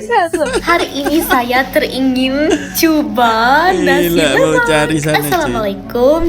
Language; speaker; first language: Indonesian; non-native, fluent; German